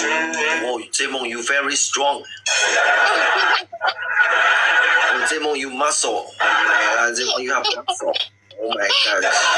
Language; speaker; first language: English; non-native, learner; Chinese